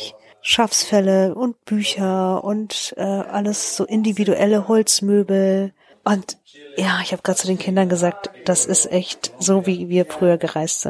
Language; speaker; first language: German; native; German